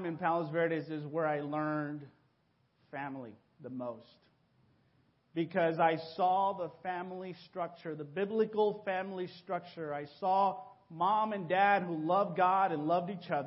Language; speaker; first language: English; early bilingual, other home language; Spanish